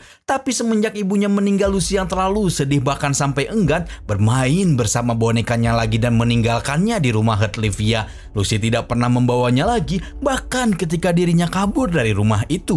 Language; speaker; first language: Indonesian; native; Indonesian